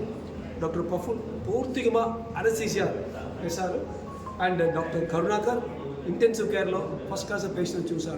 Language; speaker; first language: Telugu; non-native, learner; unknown